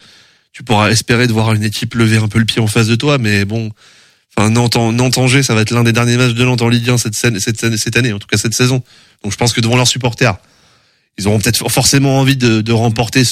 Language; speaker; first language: French; native; French